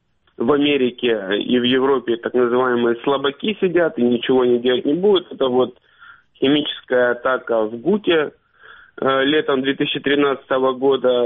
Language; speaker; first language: Russian; native; Russian